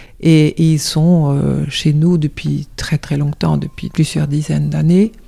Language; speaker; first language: French; non-native, fluent; Swedish